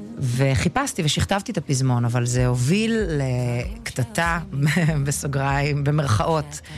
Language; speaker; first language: Hebrew; early bilingual, other home language; Russian